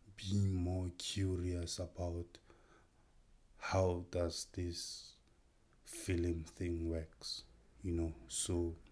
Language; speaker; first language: English; non-native, local second language; Tswana